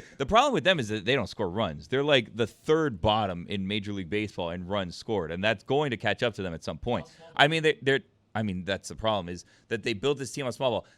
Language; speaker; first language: English; native; English